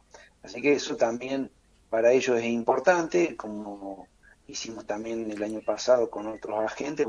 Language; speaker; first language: Spanish; native; Spanish